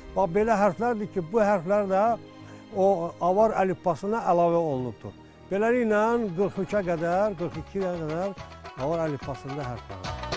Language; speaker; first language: Azerbaijani; non-native, local second language; Avaric